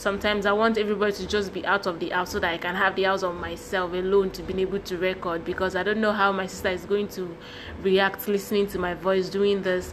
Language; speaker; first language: English; non-native, local second language; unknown